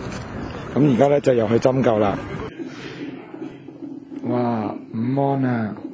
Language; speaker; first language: Cantonese; native; Cantonese